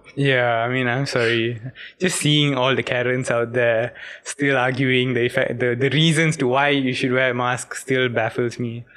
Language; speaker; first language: English; non-native, local second language; Tamil